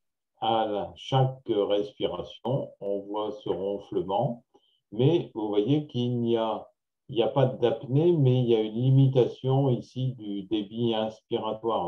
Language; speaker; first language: French; native; French